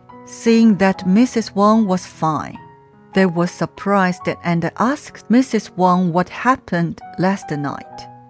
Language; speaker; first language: English; non-native, fluent; Chinese